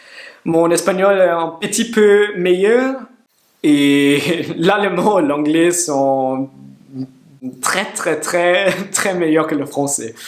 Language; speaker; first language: French; non-native, learner; Portuguese